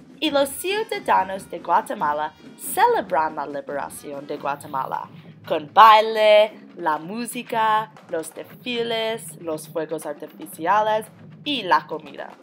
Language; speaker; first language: Spanish; non-native, learner; English